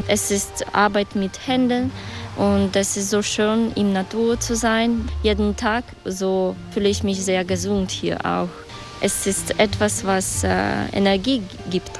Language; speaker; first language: German; non-native, fluent; Russian